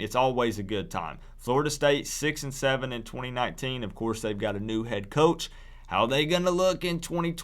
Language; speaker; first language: English; native; English